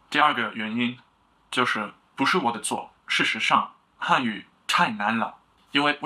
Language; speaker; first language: Chinese; non-native, learner; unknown